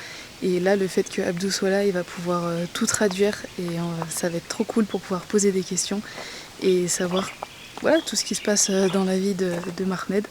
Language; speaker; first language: French; native; French